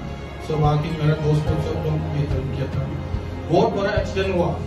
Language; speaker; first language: Hindi; non-native, local second language; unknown